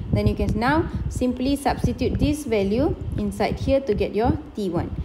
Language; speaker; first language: English; non-native, local second language; Malay